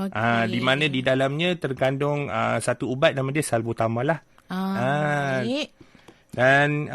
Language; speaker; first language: Malay; native; Malay